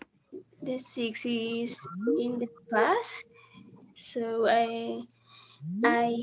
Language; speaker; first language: English; non-native, learner; Spanish